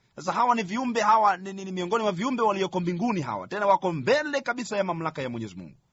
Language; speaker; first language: Swahili; native; Swahili